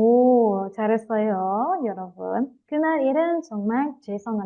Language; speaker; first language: Korean; non-native, fluent; Indonesian